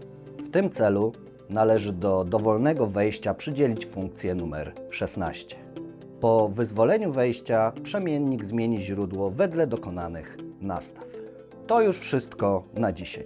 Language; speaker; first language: Polish; native; Polish